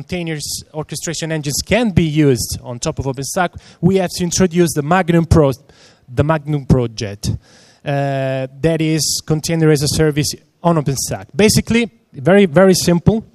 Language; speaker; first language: English; non-native, fluent; Italian